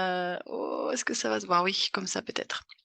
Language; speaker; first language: French; native; French